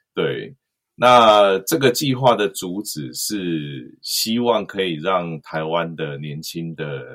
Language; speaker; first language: Chinese; native; Chinese